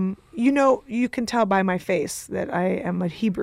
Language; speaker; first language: English; early bilingual, other home language; Russian